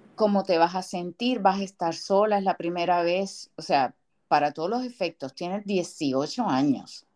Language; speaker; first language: Spanish; native; Spanish